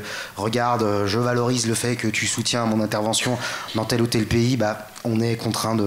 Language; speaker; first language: French; native; French